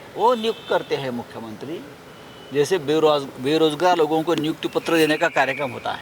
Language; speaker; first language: Hindi; non-native, local second language; Marathi